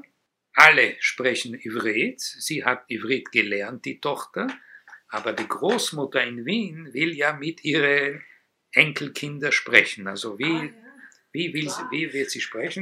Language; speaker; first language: German; non-native, fluent; Hebrew